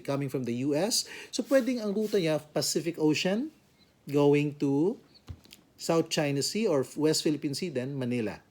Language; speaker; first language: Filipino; native; Filipino